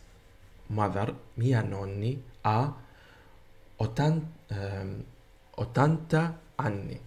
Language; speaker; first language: Italian; non-native, learner; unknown